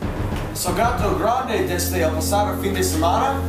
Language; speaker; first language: Spanish; non-native, learner; English